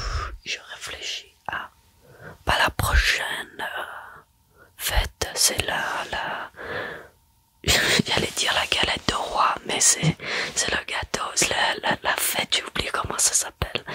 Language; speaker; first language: French; early bilingual, heritage; French